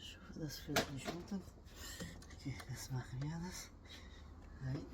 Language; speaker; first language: German; non-native, learner; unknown